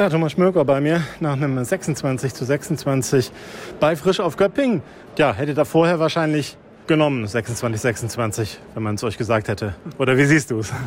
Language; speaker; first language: German; native; German